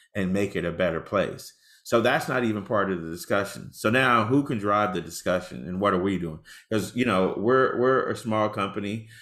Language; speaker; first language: English; native; English